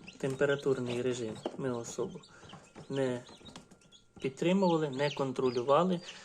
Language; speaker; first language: Ukrainian; non-native, local second language; Russian